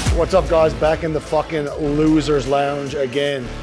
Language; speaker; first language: English; native; English